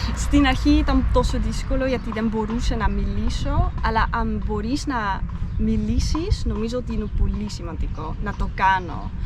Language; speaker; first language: Greek; non-native, learner; Dutch